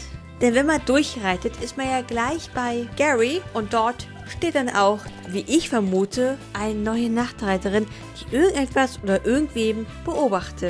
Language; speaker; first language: German; native; German